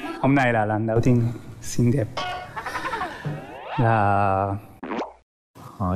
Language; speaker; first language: Vietnamese; non-native, learner; Japanese